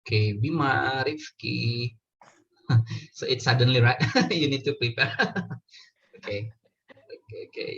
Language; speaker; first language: English; non-native, learner; Indonesian